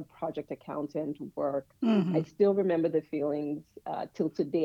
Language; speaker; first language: English; non-native, local second language; Yoruba